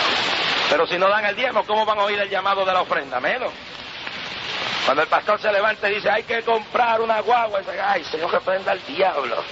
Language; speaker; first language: Spanish; native; Spanish